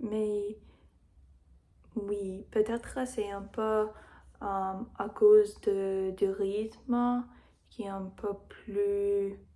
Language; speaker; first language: French; non-native, learner; English